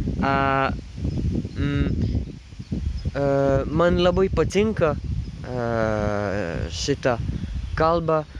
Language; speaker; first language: Lithuanian; non-native, learner; French